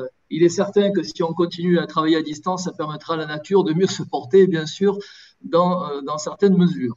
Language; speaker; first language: French; native; French